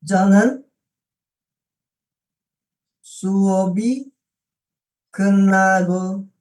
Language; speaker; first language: Korean; non-native, learner; Indonesian